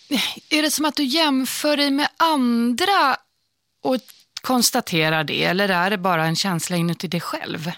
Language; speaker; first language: Swedish; native; Swedish